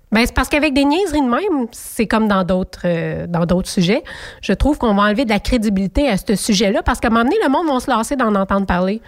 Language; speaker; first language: French; native; French